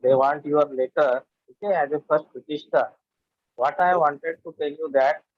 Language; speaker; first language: English; non-native, local second language; Marathi